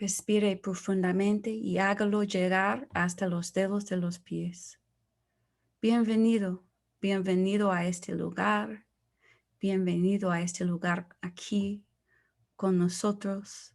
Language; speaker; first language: Spanish; non-native, fluent; English